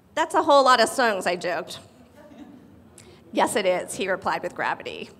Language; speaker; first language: English; native; English